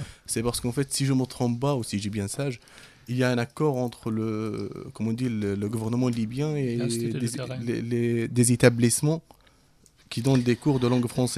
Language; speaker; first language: French; non-native, fluent; Arabic